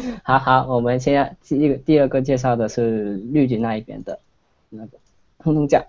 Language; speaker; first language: Chinese; non-native, local second language; Cantonese